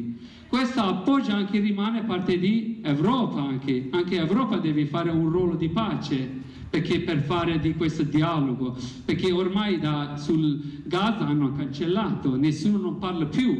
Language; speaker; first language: Italian; non-native, learner; Kurdish